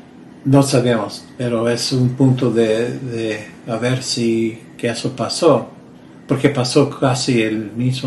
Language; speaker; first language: Spanish; early bilingual, heritage; Spanish